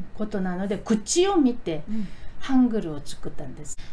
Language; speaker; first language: Japanese; non-native, fluent; Korean